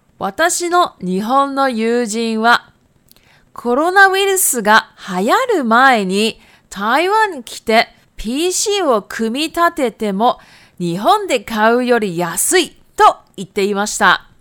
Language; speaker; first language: Japanese; non-native, fluent; Chinese